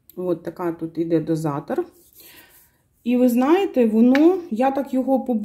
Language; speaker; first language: Ukrainian; non-native, local second language; Russian